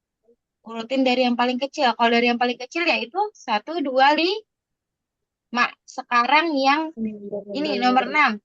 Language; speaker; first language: Indonesian; native; Indonesian